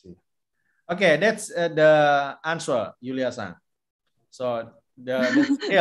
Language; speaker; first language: English; non-native, fluent; Indonesian